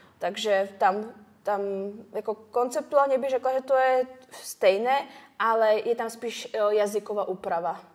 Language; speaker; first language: Czech; native; Czech